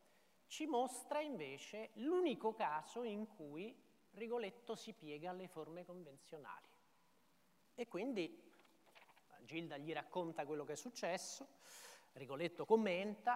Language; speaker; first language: Italian; native; Italian